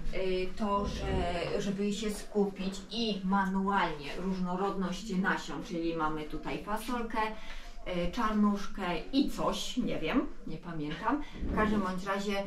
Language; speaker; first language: Polish; native; Polish